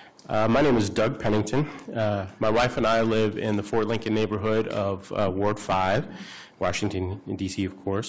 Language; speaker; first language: English; native; English